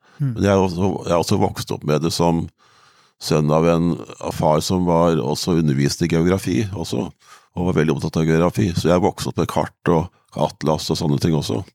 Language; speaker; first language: Norwegian; native; Norwegian